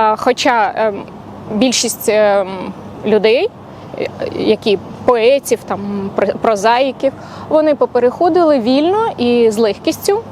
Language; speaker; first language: Ukrainian; non-native, local second language; Russian